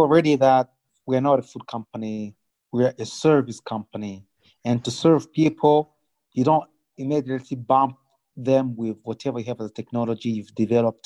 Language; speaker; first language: English; non-native, local second language; Kinyarwanda